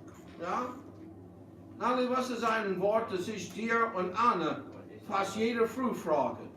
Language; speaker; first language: German; early bilingual, heritage; English